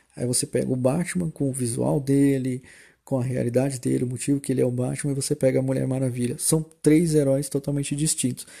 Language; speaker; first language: Portuguese; native; Portuguese